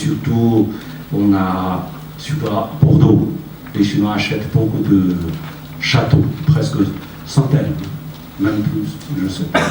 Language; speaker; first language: French; non-native, fluent; Chinese